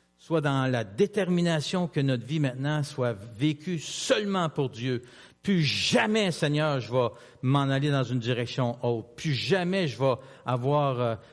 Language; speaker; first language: French; native; French